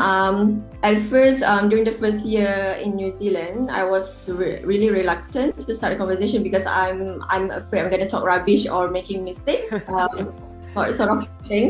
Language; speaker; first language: English; non-native, local second language; Malay